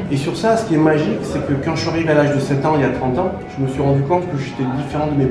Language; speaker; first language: French; early bilingual, other home language; Korean